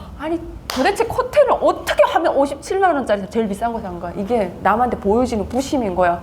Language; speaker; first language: Korean; native; Korean